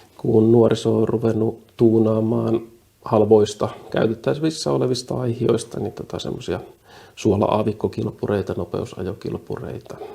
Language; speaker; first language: Finnish; native; Finnish